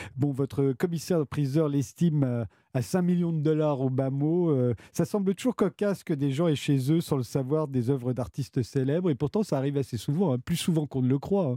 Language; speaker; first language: French; native; French